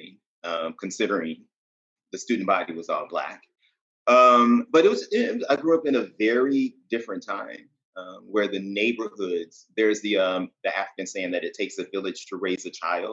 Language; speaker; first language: English; native; English